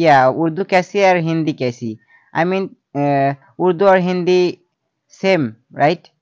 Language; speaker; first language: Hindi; non-native, learner; Bangla